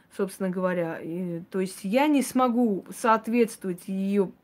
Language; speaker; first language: Russian; non-native, local second language; Armenian